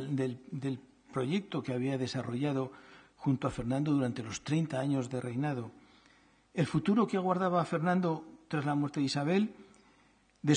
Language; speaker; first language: Spanish; native; Spanish